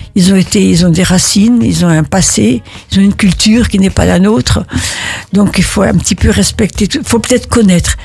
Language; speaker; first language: French; early bilingual, other home language; Italian